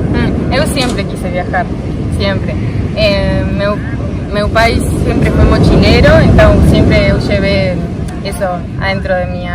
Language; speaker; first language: Portuguese; non-native, learner; Spanish